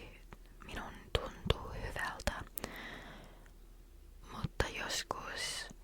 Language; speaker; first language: Finnish; non-native, learner; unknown